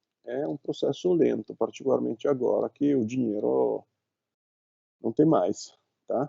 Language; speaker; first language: Portuguese; non-native, fluent; Italian